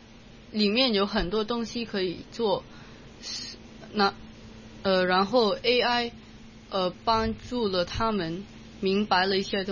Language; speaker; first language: Chinese; non-native, local second language; Cantonese